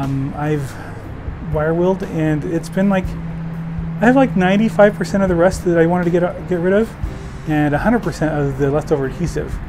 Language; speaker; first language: English; native; English